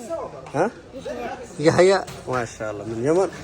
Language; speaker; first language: Arabic; non-native, fluent; Urdu